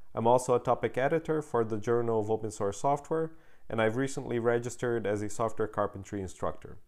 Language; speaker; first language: English; non-native, fluent; Portuguese